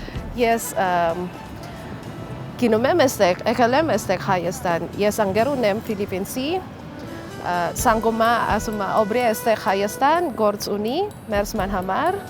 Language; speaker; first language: Armenian; non-native, learner; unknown